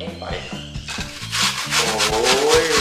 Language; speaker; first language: Spanish; non-native, learner; Japanese